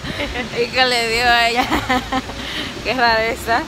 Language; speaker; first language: Spanish; native; Spanish